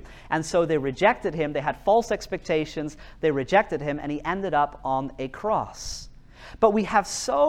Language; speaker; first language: English; native; English